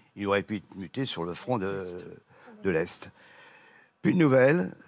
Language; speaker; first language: French; native; French